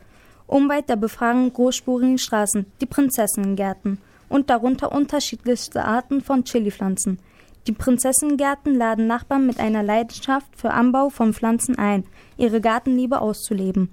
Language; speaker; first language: German; native; German